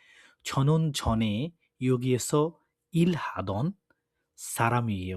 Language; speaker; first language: Korean; non-native, fluent; Bangla